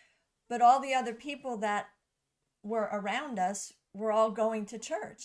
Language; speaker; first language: English; native; English